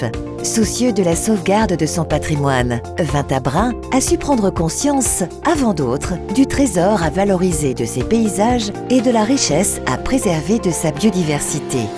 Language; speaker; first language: French; native; French